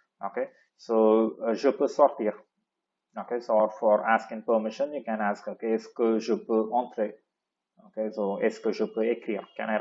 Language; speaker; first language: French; non-native, fluent; Tamil